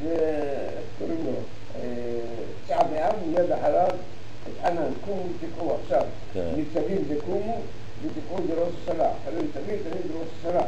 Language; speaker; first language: Hebrew; early bilingual, other home language; Arabic